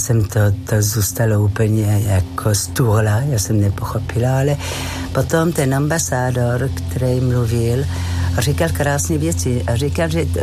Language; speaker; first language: Czech; non-native, fluent; French